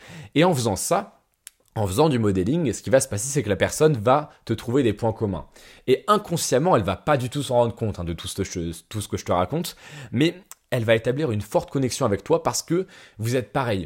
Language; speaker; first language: French; native; French